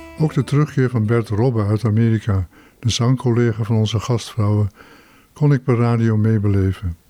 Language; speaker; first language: Dutch; early bilingual, heritage; Dutch